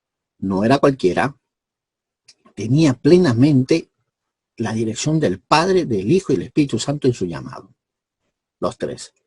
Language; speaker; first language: Spanish; native; Spanish